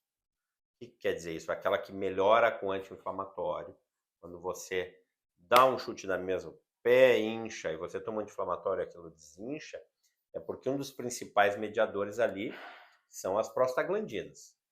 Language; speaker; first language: Portuguese; native; Portuguese